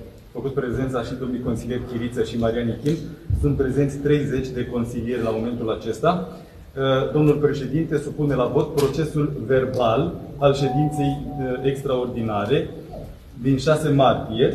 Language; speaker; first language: Romanian; native; Romanian